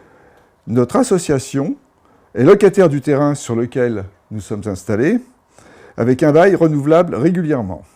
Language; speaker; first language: French; native; French